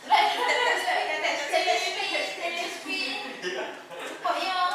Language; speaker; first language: Malay; native; Malay